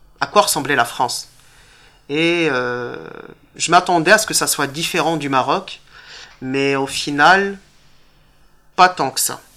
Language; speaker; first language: French; early bilingual, other home language; Arabic